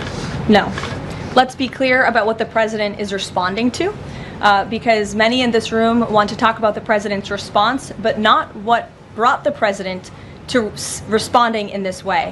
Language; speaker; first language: English; native; English